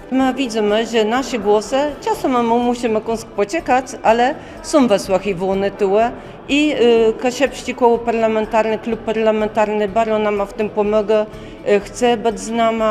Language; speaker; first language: Polish; non-native, local second language; Kashubian